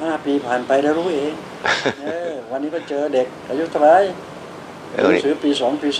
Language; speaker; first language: Thai; native; Thai